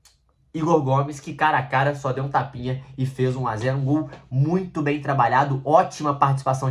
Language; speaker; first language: Portuguese; native; Portuguese